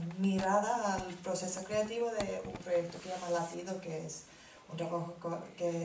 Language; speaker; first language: Spanish; non-native, fluent; Finnish